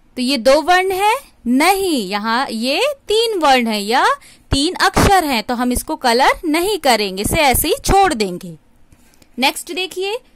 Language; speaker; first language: Hindi; native; Hindi